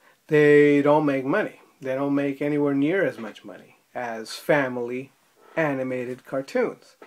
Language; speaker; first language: English; native; English